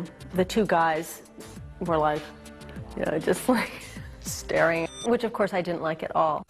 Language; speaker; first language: English; native; English